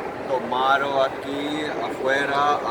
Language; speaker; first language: Spanish; non-native, learner; Finnish